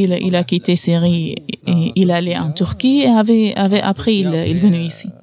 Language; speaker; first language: French; non-native, learner; Arabic